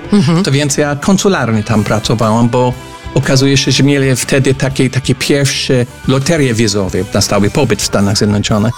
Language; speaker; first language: Polish; non-native, fluent; English